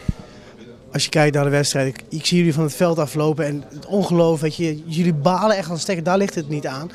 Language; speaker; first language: Dutch; native; Dutch